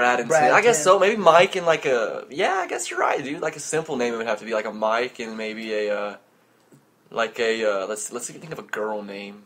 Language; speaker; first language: English; native; English